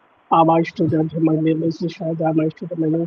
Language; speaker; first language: English; non-native, learner; Bangla